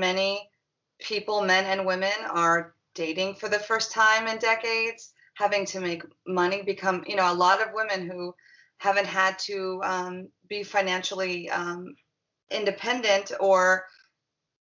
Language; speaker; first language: English; native; English